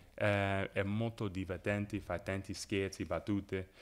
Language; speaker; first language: Italian; non-native, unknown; English